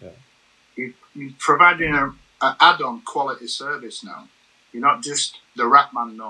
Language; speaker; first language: English; native; English